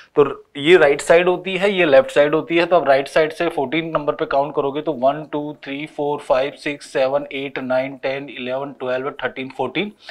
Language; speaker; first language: Hindi; native; Hindi